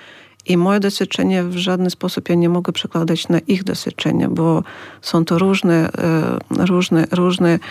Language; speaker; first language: Polish; non-native, fluent; Ukrainian